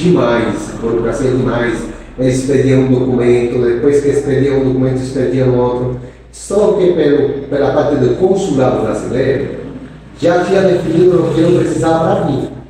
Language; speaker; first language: Portuguese; non-native, fluent; Spanish